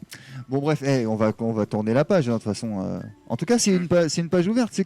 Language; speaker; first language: French; native; French